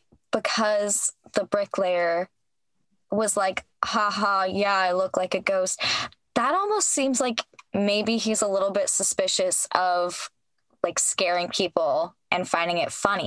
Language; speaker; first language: English; native; English